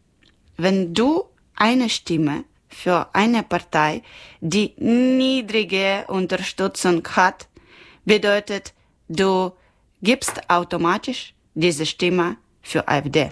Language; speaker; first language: German; non-native, learner; Ukrainian